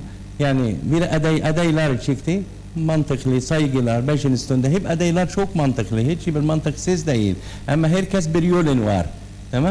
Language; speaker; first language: Turkish; non-native, learner; Arabic